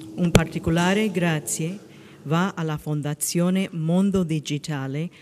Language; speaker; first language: Italian; non-native, fluent; English